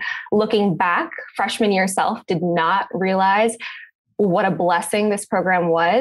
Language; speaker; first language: English; native; English